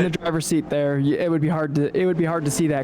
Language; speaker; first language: English; native; English